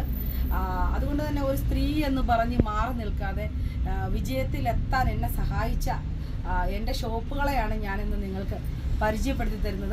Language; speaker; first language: Malayalam; native; Malayalam